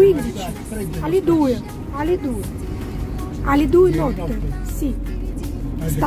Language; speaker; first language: Italian; non-native, learner; Russian